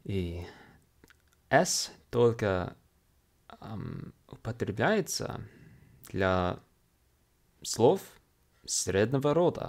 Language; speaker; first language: Russian; non-native, fluent; English